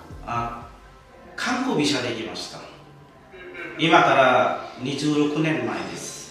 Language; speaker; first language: Japanese; non-native, learner; Bangla